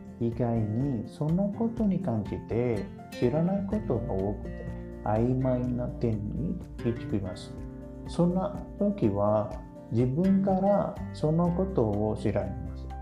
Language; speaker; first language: Japanese; non-native, learner; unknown